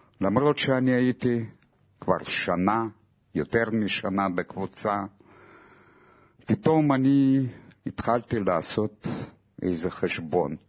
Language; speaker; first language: Hebrew; non-native, fluent; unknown